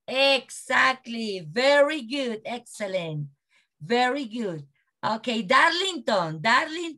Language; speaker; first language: English; non-native, learner; Spanish